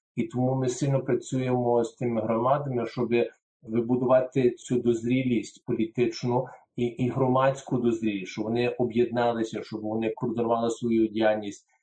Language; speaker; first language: Ukrainian; early bilingual, heritage; Ukrainian